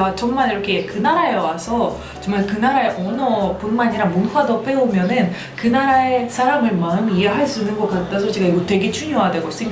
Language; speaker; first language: Korean; non-native, fluent; Russian